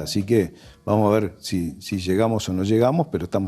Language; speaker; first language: Spanish; native; Spanish